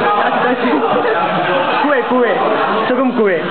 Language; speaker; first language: Korean; non-native, learner; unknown